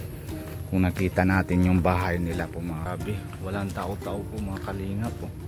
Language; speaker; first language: Filipino; non-native, local second language; Bikol